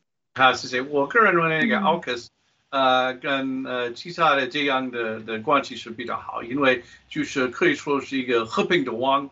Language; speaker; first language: Chinese; non-native, fluent; English